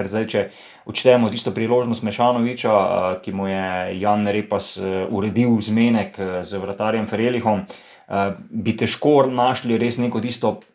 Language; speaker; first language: Slovenian; native; Slovenian